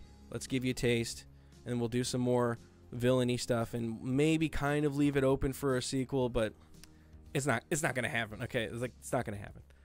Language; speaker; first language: English; native; English